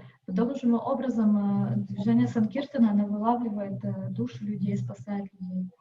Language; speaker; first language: Russian; native; Russian